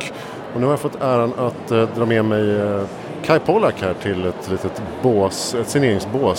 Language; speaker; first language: Swedish; native; Swedish